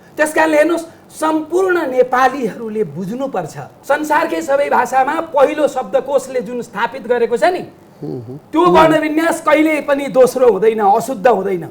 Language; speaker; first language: Nepali; native; Nepali